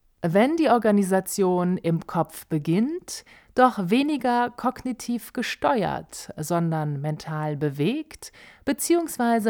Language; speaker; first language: German; native; German